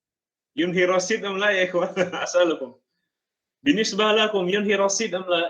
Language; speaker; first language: Arabic; non-native, fluent; Indonesian